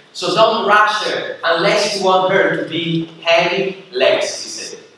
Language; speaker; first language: English; non-native, fluent; Italian